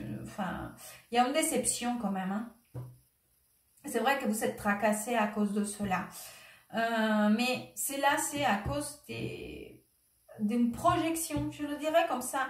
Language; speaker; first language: French; non-native, fluent; Spanish